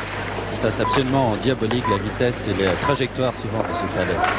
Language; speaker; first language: French; native; French